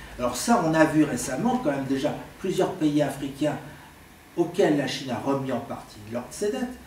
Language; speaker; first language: French; native; French